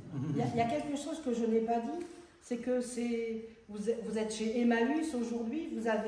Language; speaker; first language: French; native; French